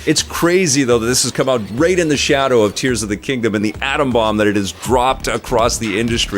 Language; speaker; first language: English; native; English